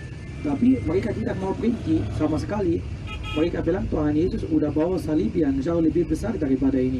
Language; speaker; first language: Indonesian; non-native, fluent; Arabic